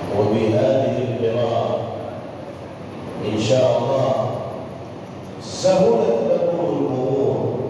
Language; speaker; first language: Arabic; non-native, fluent; Urdu